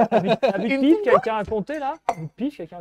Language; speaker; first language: French; native; French